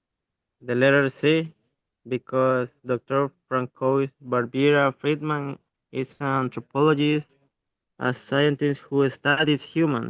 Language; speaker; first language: English; non-native, learner; Spanish